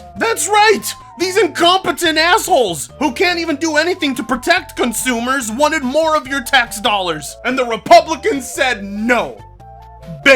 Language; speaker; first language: English; native; English